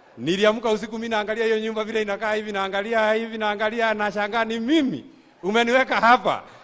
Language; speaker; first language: Swahili; non-native, local second language; Kikuyu